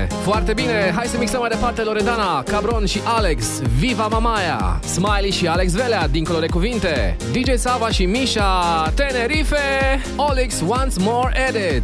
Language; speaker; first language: Romanian; native; Romanian